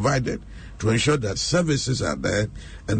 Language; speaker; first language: English; non-native, local second language; Akan